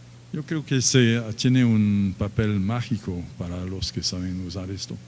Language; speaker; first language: Spanish; non-native, fluent; French